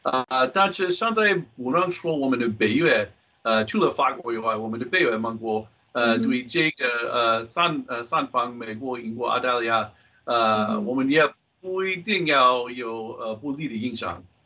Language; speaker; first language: Chinese; non-native, fluent; English